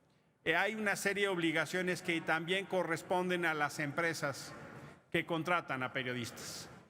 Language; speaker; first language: Spanish; native; Spanish